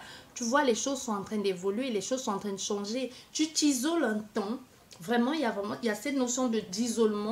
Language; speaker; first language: French; native; French